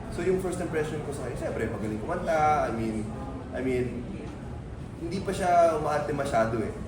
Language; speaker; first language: Filipino; native; Filipino